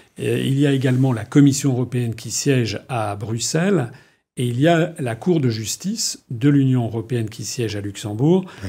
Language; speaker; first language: French; native; French